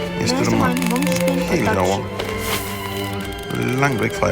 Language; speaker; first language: Danish; native; Danish